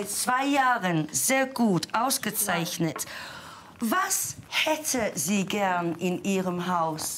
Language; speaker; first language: German; non-native, fluent; English